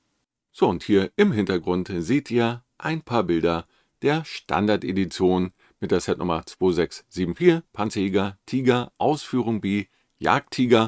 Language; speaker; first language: German; native; German